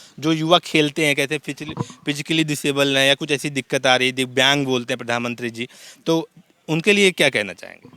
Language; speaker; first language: Hindi; native; Hindi